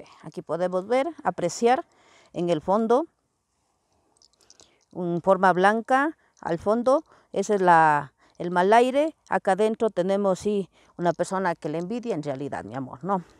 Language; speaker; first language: Spanish; native; Spanish